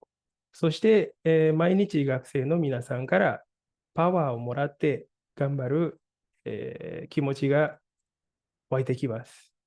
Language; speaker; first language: Japanese; non-native, fluent; Indonesian